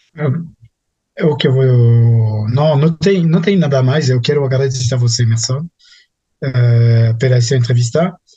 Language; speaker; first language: Portuguese; non-native, fluent; French